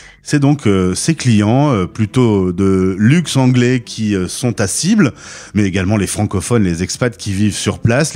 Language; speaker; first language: French; native; French